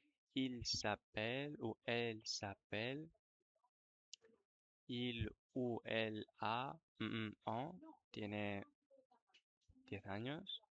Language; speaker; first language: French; non-native, fluent; Spanish